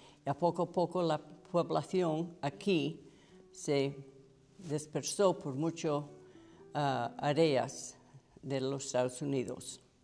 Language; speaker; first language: Spanish; early bilingual, heritage; Spanish